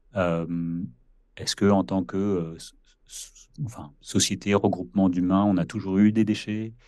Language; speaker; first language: French; native; French